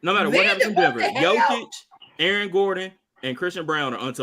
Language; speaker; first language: English; native; English